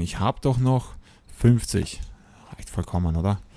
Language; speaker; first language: German; native; German